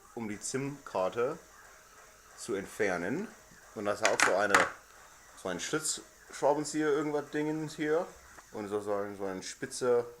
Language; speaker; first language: German; non-native, learner; English